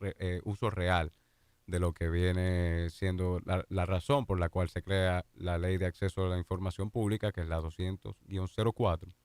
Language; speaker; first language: Spanish; native; Spanish